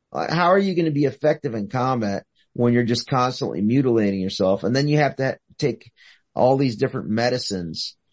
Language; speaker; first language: English; native; English